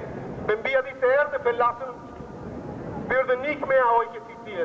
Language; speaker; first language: German; non-native, fluent; Spanish